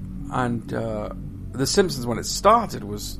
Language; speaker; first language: English; native; English